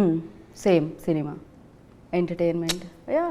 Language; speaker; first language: Telugu; native; Telugu